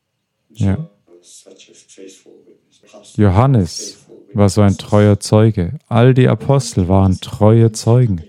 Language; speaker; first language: German; non-native, fluent; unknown